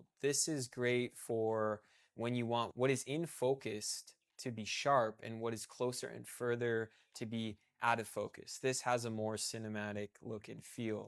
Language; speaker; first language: English; native; English